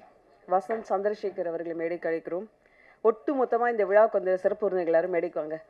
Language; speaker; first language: Tamil; native; Tamil